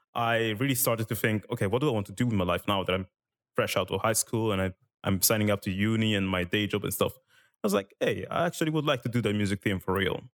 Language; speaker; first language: English; non-native, fluent; Italian